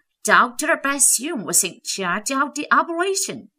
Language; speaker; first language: English; non-native, fluent; Chinese